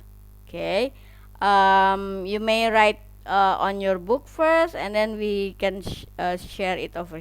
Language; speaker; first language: English; non-native, fluent; Indonesian